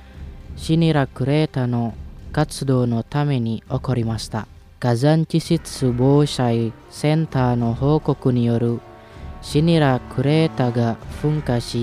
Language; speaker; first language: Japanese; non-native, fluent; Indonesian